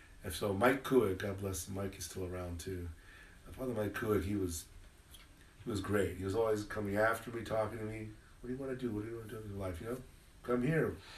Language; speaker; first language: English; early bilingual, other home language; Spanish